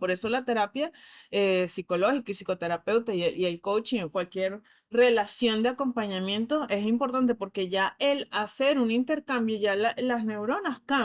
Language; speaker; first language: Spanish; native; Spanish